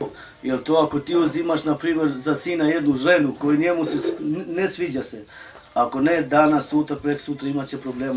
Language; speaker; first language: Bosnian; non-native, local second language; Romany